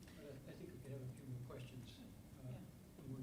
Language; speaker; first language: English; native; English